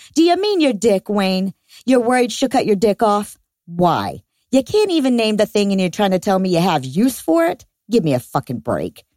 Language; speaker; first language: English; native; English